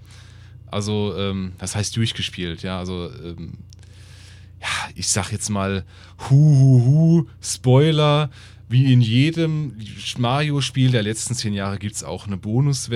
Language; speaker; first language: German; native; German